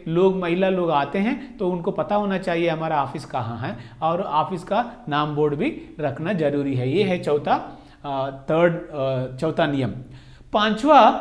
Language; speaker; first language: Hindi; non-native, local second language; Telugu